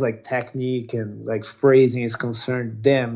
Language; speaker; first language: English; non-native, fluent; Portuguese